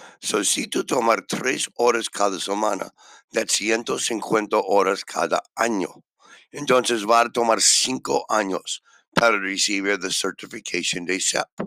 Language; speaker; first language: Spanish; non-native, learner; English